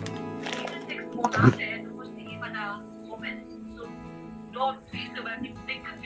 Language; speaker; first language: German; non-native, fluent; Filipino